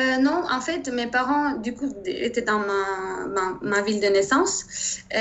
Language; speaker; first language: French; non-native, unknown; Turkish